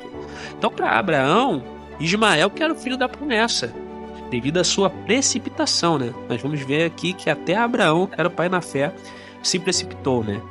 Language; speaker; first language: Portuguese; native; Portuguese